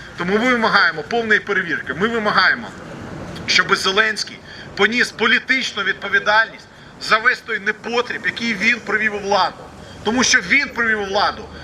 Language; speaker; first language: Ukrainian; native; Ukrainian